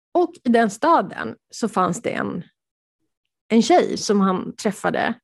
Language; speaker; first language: Swedish; early bilingual, other home language; Polish